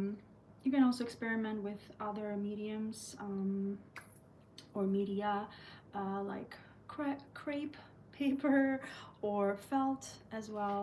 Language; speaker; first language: English; early bilingual, other home language; Albanian